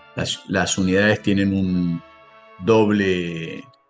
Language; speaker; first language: Spanish; native; Spanish